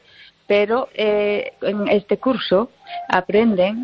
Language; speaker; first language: Spanish; non-native, learner; Japanese